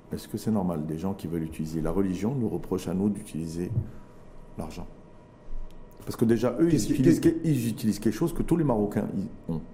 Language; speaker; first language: French; non-native, local second language; Arabic